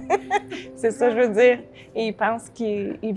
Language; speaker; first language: French; native; French